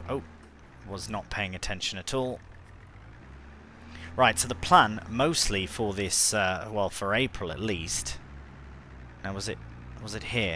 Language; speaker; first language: English; native; English